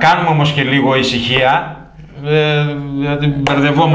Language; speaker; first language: Greek; native; Greek